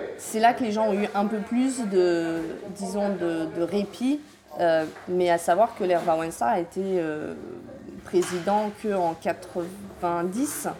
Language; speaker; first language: French; early bilingual, other home language; Polish